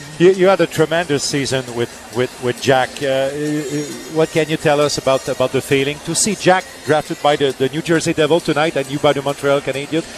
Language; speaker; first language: English; non-native, fluent; French